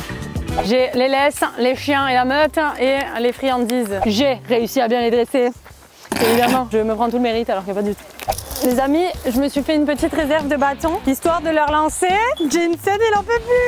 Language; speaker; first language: French; native; French